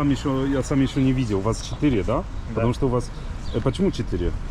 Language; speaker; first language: Russian; non-native, fluent; Polish